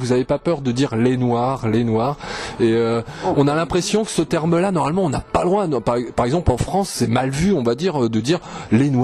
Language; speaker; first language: French; native; French